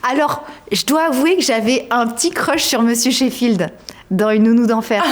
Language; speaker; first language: French; native; French